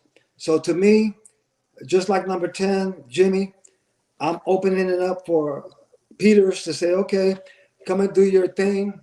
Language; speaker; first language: English; native; English